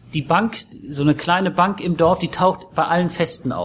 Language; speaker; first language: German; native; German